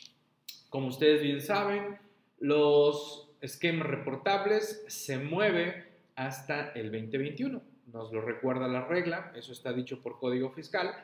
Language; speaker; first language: Spanish; native; Spanish